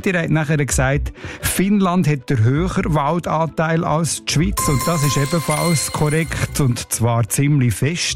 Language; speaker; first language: German; native; German